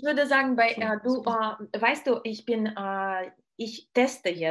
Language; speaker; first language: German; non-native, learner; Russian